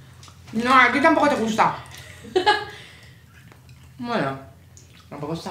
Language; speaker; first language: Spanish; native; Spanish